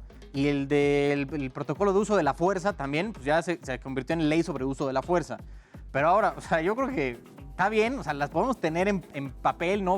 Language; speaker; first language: Spanish; native; Spanish